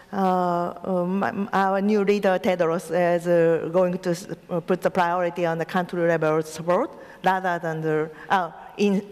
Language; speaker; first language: English; non-native, learner; Japanese